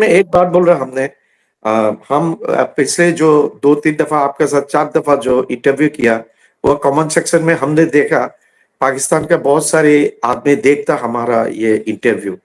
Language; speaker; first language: Hindi; non-native, learner; Bangla